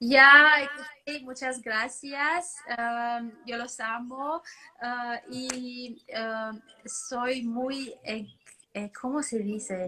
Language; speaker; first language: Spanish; non-native, learner; Romanian